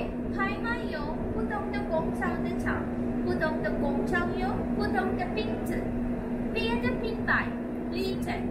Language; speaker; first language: Chinese; non-native, learner; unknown